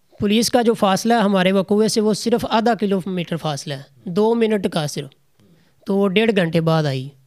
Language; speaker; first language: Urdu; non-native, local second language; Punjabi